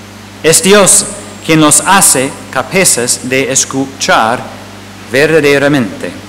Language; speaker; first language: Spanish; non-native, fluent; English